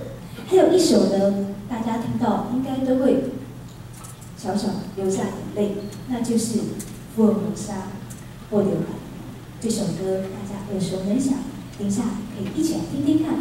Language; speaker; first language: Chinese; native; Chinese